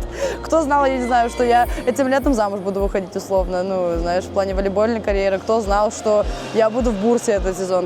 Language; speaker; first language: Russian; native; Russian